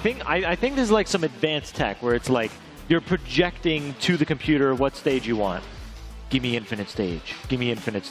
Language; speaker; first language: English; native; English